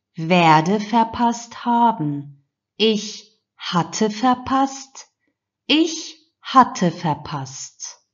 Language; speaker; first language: German; non-native, fluent; Turkish